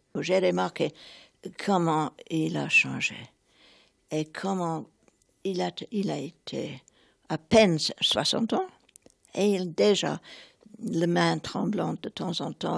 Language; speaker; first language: French; non-native, fluent; English